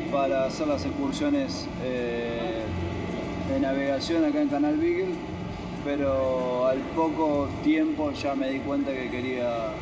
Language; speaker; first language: Spanish; native; Spanish